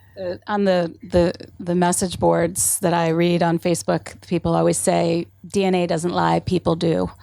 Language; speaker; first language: English; native; English